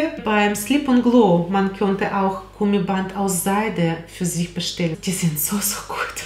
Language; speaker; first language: German; non-native, fluent; Russian